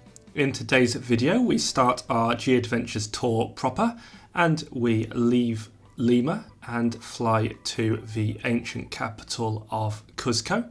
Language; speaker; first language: English; native; English